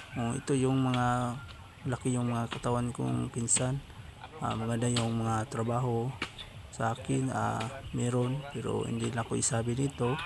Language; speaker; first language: Filipino; non-native, local second language; Cebuano